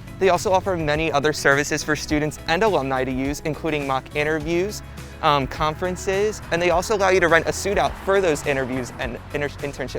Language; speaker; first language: English; native; English